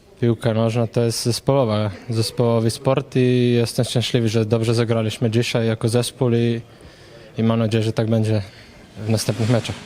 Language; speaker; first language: Polish; non-native, fluent; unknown